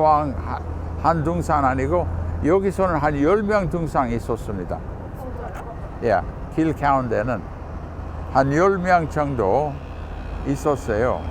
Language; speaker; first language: Korean; non-native, fluent; English